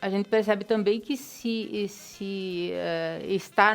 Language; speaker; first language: Portuguese; native; Portuguese